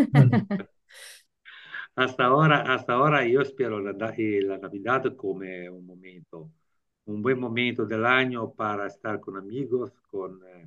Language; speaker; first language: Spanish; non-native, learner; Italian